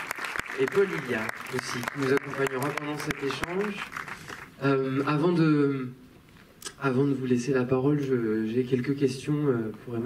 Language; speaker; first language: French; native; French